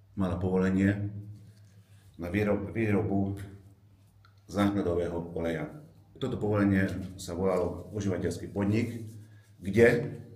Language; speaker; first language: Slovak; non-native, local second language; Hungarian